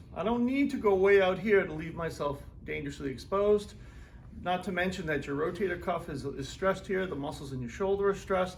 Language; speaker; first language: English; native; English